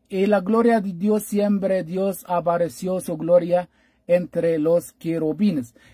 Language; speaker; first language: Spanish; non-native, fluent; Arabic